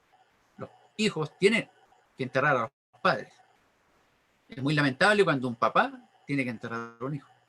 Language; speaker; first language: Spanish; native; Spanish